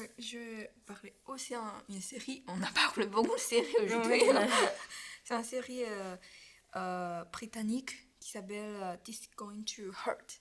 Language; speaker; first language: French; non-native, learner; Chinese